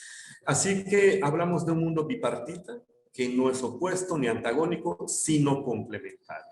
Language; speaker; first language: Spanish; non-native, local second language; Yucateco